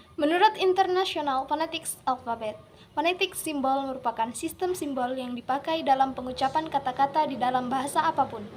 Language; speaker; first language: Indonesian; native; Indonesian